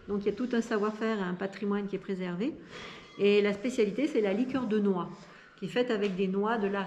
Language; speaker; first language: French; native; French